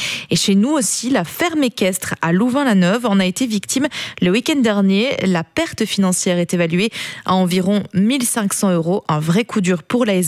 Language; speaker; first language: French; native; French